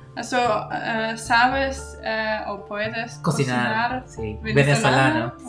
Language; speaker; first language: Spanish; non-native, learner; Kazakh